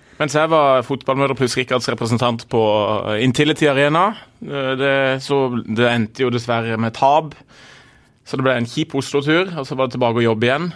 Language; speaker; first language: Norwegian; native; Norwegian